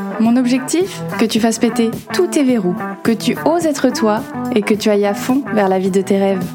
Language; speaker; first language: French; native; French